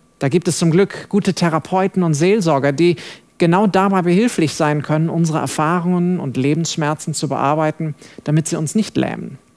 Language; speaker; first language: German; non-native, fluent; English